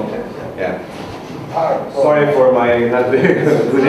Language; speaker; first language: English; non-native, learner; Romanian